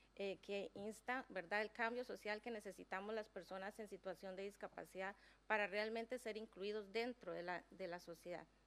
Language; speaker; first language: Spanish; native; Spanish